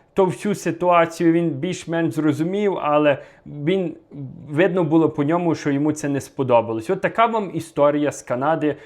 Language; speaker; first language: Ukrainian; native; Ukrainian